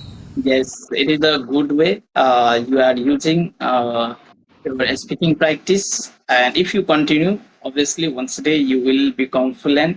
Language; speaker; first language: English; non-native, learner; Maithili